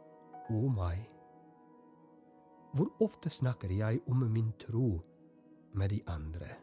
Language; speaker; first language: Norwegian; non-native, fluent; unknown